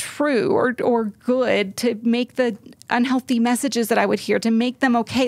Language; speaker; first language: English; native; English